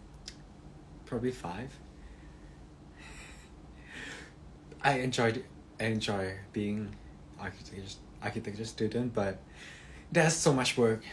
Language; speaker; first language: English; non-native, learner; Thai